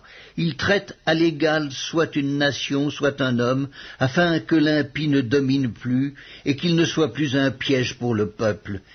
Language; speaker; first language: French; native; French